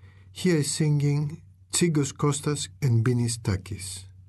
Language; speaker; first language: English; non-native, fluent; Greek